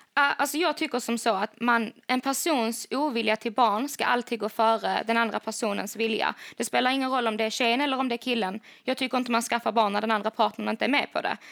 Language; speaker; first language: Swedish; native; Swedish